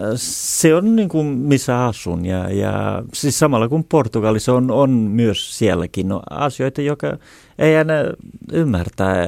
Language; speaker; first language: Finnish; non-native, fluent; Portuguese